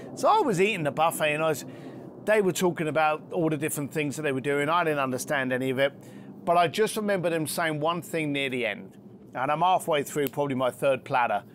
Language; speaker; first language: English; native; English